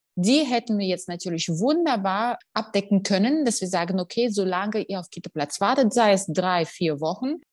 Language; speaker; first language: German; non-native, fluent; Russian